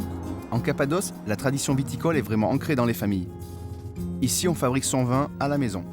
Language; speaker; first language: French; native; French